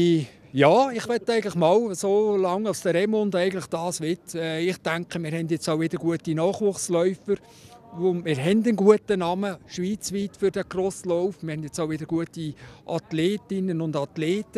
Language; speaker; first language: German; native; German